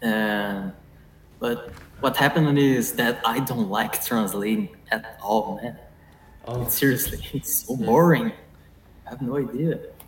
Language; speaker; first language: English; non-native, fluent; Portuguese